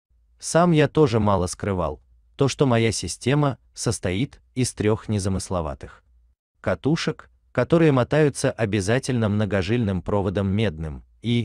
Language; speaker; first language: Russian; native; Russian